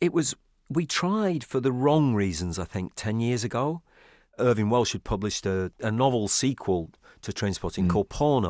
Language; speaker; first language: English; native; English